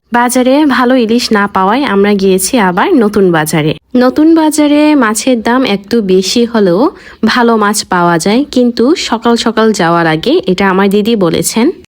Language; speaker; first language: Bangla; native; Bangla